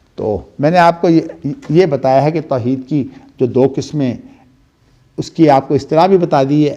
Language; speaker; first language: Urdu; non-native, local second language; Punjabi